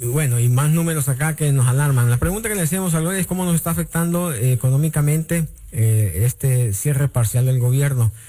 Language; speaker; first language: Spanish; native; Spanish